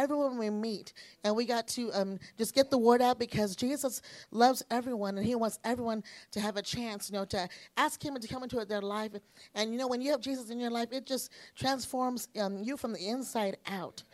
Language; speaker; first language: English; native; English